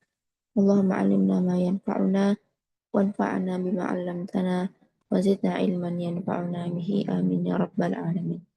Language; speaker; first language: Arabic; non-native, fluent; Indonesian